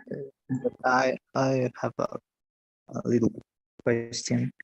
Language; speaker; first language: English; non-native, learner; Spanish